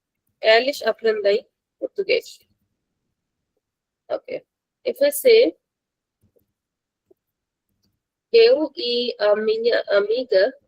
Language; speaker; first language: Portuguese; non-native, fluent; Hindi